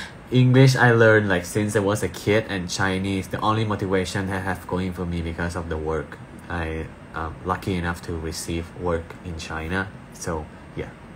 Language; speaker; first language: English; non-native, fluent; Thai